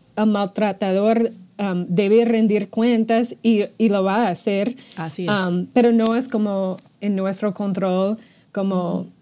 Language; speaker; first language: Spanish; non-native, fluent; English